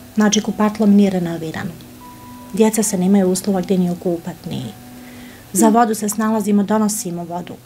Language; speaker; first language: Bosnian; native; Bosnian